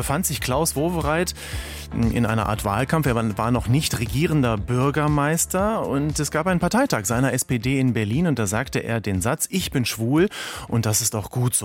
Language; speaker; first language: German; native; German